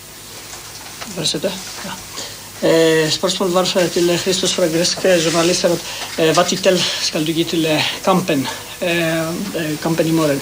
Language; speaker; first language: Swedish; non-native, learner; Greek